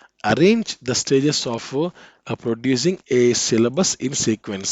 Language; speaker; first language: English; non-native, local second language; Telugu